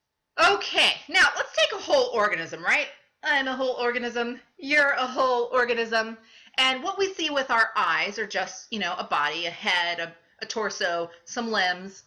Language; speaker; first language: English; native; English